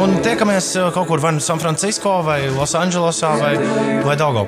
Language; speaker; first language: Latvian; native; Latvian